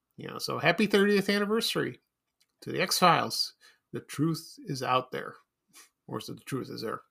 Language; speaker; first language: English; native; English